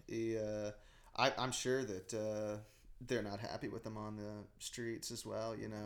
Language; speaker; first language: English; native; English